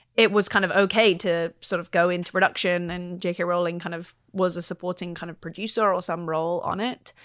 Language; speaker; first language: English; native; English